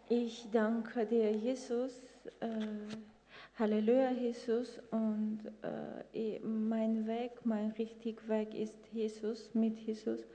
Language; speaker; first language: German; non-native, learner; Armenian